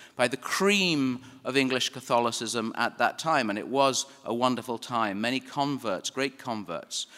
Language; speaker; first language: English; native; English